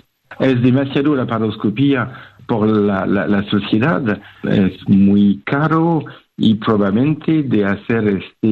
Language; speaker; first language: Spanish; non-native, fluent; French